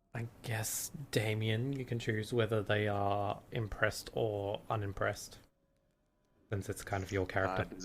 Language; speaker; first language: English; native; English